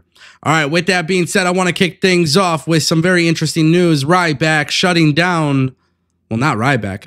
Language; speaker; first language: English; native; English